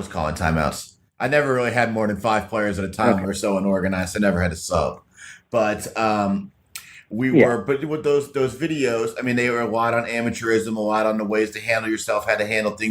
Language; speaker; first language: English; native; English